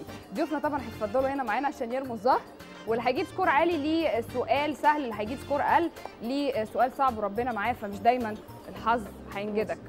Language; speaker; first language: Arabic; native; Arabic